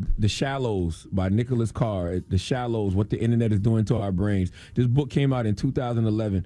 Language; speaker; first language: English; native; English